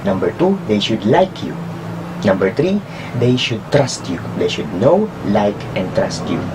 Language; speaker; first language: English; non-native, local second language; Filipino